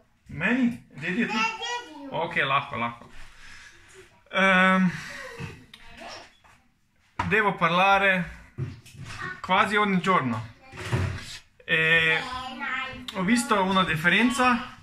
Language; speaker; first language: Italian; non-native, learner; Russian